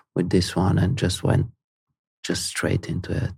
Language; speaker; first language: English; non-native, fluent; Spanish